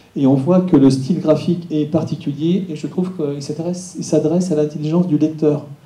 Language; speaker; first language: French; native; French